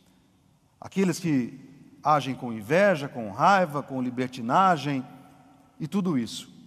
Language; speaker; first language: Portuguese; native; Portuguese